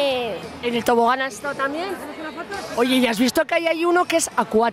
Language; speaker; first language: Spanish; native; Spanish